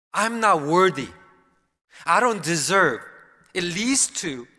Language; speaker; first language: English; early bilingual, other home language; Korean